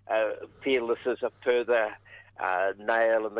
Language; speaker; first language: English; native; English